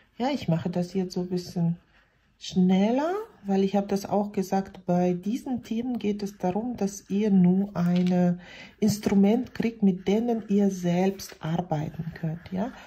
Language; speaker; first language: German; non-native, fluent; Russian